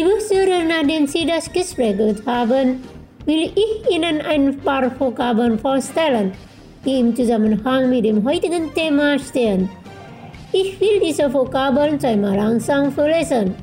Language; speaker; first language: German; non-native, fluent; Indonesian